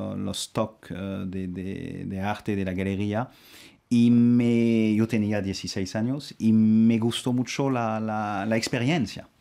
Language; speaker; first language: Spanish; non-native, fluent; French